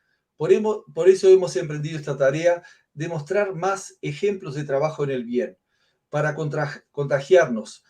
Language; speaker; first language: Spanish; native; Spanish